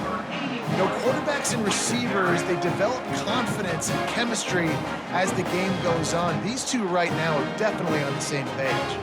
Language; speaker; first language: English; native; English